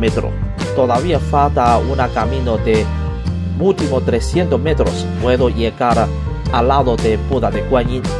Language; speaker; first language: Spanish; non-native, learner; Chinese